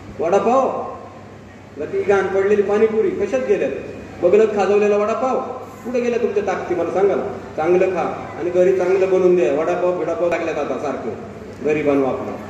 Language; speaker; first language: Marathi; native; Marathi